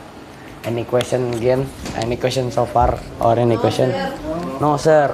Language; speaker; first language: English; non-native, learner; Indonesian